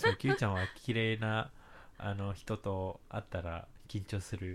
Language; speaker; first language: Japanese; non-native, fluent; Chinese